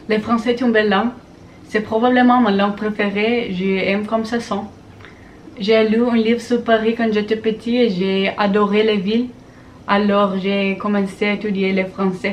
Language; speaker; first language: French; non-native, learner; Portuguese